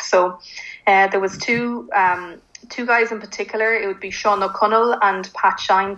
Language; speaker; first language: English; native; English